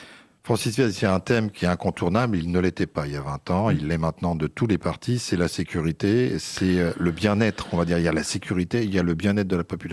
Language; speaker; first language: French; native; French